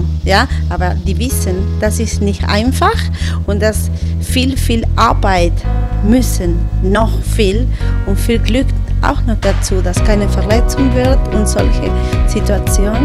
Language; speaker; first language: German; non-native, learner; Spanish